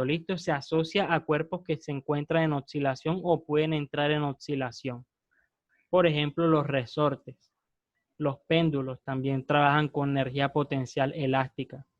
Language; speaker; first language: Spanish; native; Spanish